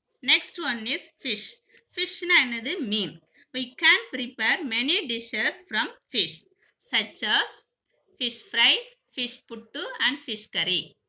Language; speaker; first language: English; non-native, local second language; Tamil